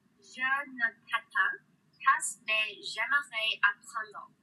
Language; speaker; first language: French; non-native, learner; English